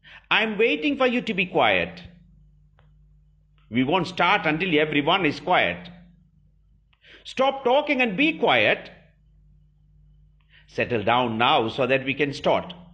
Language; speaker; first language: English; non-native, local second language; Tamil